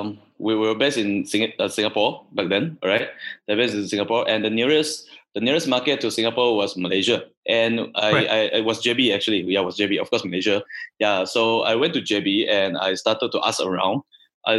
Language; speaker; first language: English; non-native, local second language; Chinese